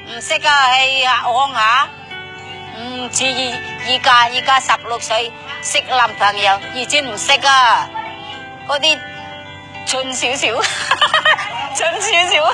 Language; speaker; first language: Cantonese; non-native, learner; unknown